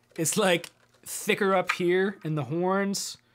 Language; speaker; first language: English; native; English